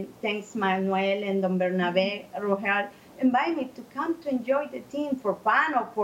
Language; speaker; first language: English; non-native, learner; Spanish